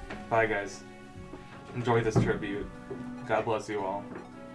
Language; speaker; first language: English; native; English